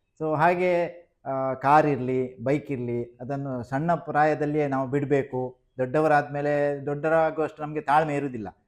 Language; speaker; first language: Kannada; native; Kannada